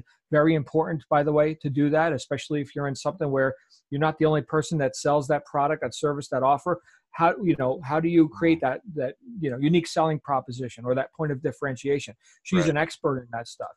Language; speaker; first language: English; native; English